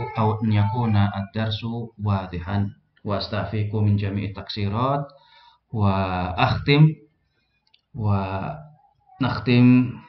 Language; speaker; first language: Arabic; non-native, fluent; Indonesian